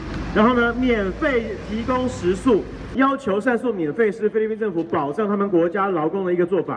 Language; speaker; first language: Chinese; native; Chinese